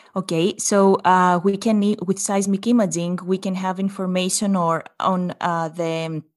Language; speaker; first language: English; non-native, fluent; Greek